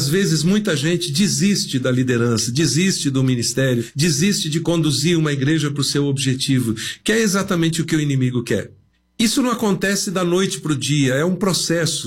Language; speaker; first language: Portuguese; native; Portuguese